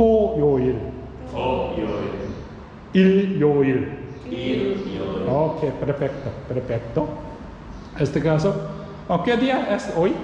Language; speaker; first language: Spanish; non-native, learner; Korean